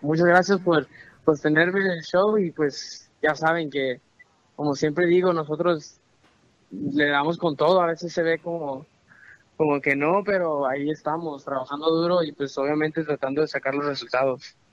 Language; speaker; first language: Spanish; early bilingual, heritage; Spanish